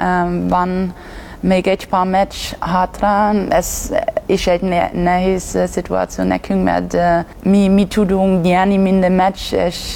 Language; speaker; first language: Hungarian; non-native, learner; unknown